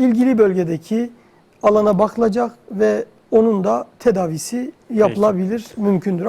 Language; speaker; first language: Turkish; non-native, local second language; Kurdish